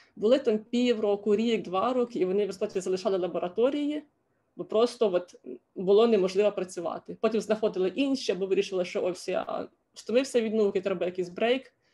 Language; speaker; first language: Ukrainian; native; Ukrainian